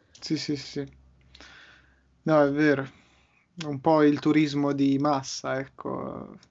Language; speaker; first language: Italian; native; Italian